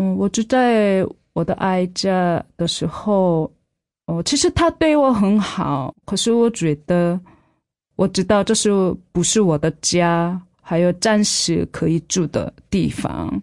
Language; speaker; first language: Chinese; non-native, fluent; Korean